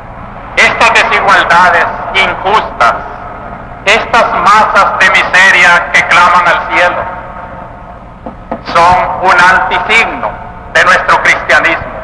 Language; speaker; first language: Spanish; native; Spanish